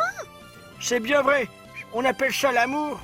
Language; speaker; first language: French; native; French